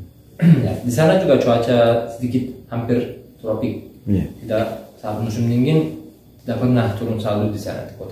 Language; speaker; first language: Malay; non-native, learner; Turkish